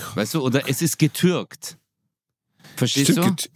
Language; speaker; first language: German; early bilingual, other home language; Turkish